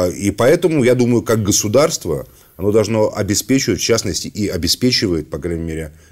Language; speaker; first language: Russian; native; Russian